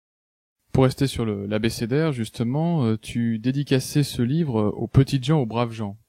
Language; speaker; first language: French; native; French